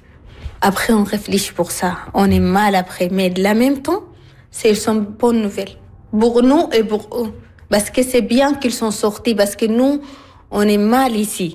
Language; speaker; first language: French; non-native, learner; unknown